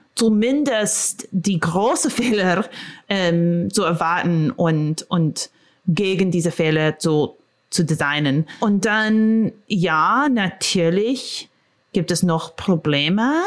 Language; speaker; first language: German; non-native, fluent; English